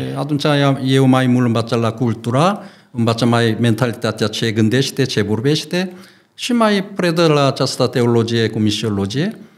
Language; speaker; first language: Romanian; non-native, learner; Korean